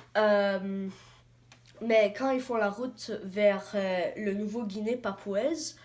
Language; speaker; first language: French; non-native, learner; English